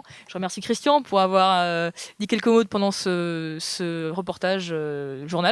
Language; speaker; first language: French; native; French